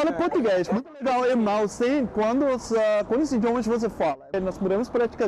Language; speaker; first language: Portuguese; non-native, learner; Dutch